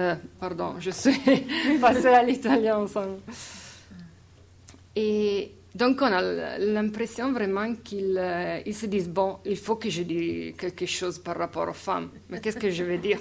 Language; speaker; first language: French; non-native, fluent; Italian